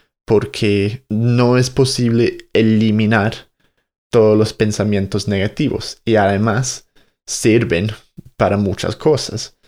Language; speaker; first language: Spanish; non-native, fluent; English